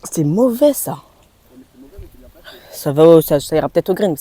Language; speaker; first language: French; native; French